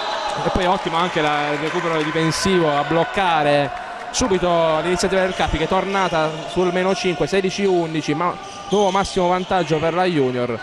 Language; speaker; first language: Italian; native; Italian